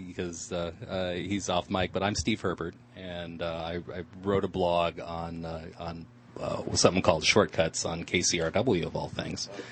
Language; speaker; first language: English; native; English